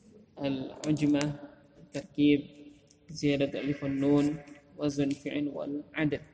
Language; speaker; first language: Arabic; non-native, fluent; Indonesian